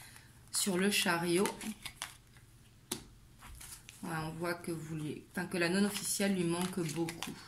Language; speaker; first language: French; native; French